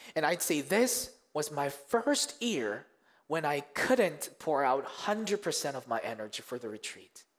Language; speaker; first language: English; early bilingual, other home language; Korean